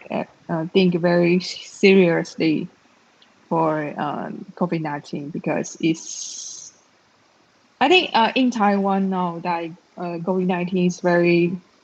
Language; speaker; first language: English; non-native, learner; Chinese